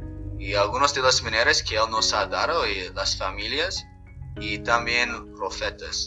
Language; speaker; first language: Spanish; non-native, fluent; English